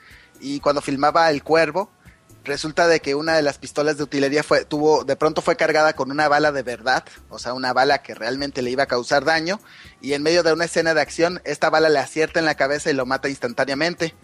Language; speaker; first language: Spanish; native; Spanish